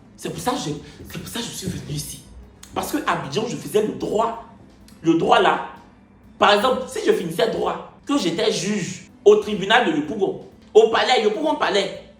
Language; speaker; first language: French; native; French